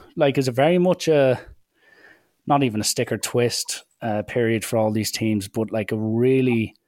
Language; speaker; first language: English; native; English